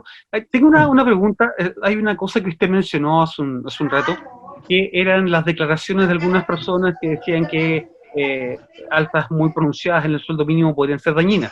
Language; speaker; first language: Spanish; native; Spanish